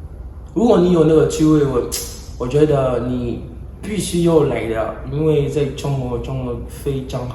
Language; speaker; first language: Chinese; non-native, learner; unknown